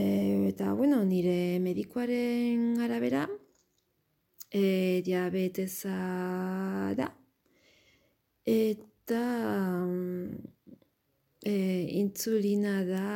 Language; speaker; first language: Basque; non-native, learner; Spanish